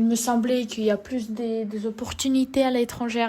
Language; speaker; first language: French; non-native, fluent; Russian